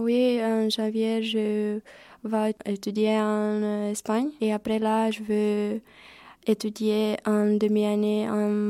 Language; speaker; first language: French; non-native, learner; Romanian